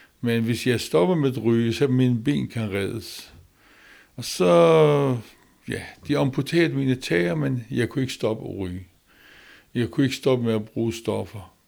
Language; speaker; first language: Danish; non-native, learner; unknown